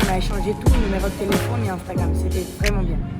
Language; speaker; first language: French; non-native, fluent; Spanish